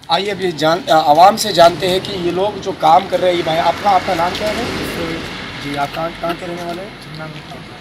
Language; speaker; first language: Hindi; non-native, local second language; Urdu